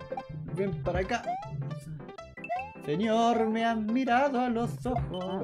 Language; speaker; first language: Spanish; native; Spanish